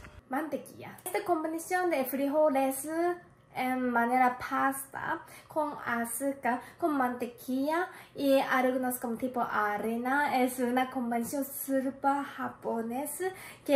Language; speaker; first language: Spanish; non-native, learner; Japanese